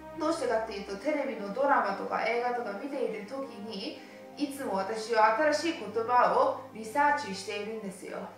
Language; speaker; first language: Japanese; early bilingual, heritage; Japanese